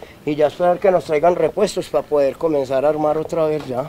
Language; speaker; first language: Spanish; native; Spanish